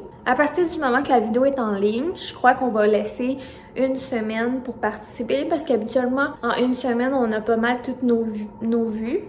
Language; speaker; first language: French; native; French